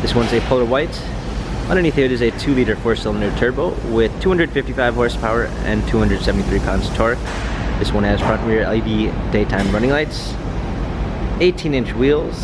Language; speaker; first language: English; native; English